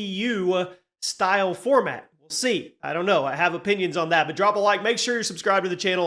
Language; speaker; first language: English; native; English